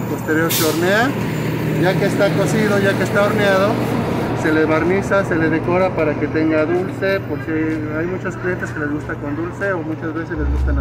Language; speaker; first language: Spanish; native; Spanish